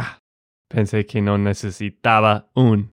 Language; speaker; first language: Spanish; non-native, fluent; English